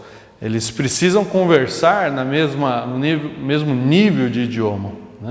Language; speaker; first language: Portuguese; native; Portuguese